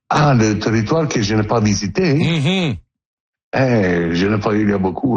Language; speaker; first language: French; non-native, learner; Italian